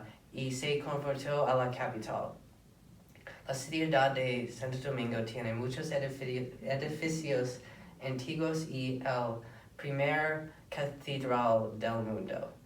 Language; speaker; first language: Spanish; non-native, learner; English